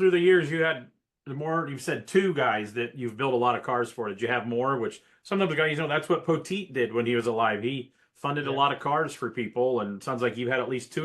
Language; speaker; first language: English; native; English